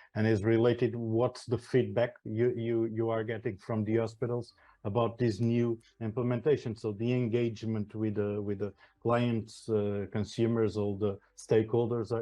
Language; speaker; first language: English; non-native, fluent; Portuguese